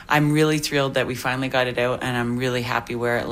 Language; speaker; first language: English; native; English